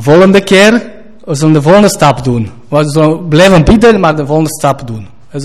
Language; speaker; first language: Dutch; non-native, fluent; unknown